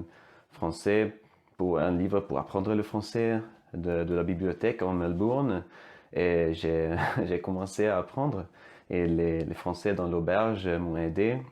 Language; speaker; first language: French; non-native, fluent; Swedish